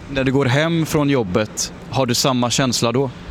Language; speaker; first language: Swedish; native; Swedish